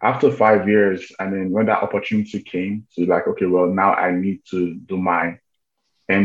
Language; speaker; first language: English; non-native, local second language; Yoruba